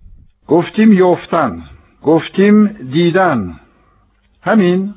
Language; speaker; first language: Persian; non-native, fluent; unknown